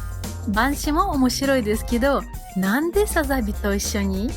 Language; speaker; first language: Japanese; non-native, learner; Russian